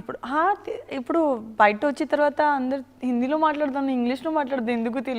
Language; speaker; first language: Telugu; non-native, learner; Gujarati